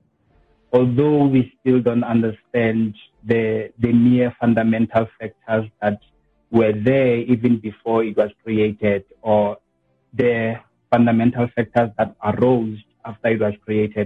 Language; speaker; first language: English; non-native, local second language; Southern Sotho